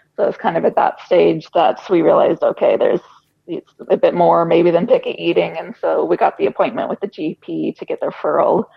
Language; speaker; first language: English; native; English